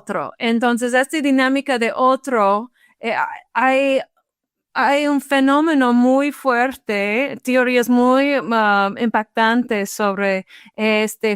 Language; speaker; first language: Spanish; non-native, fluent; English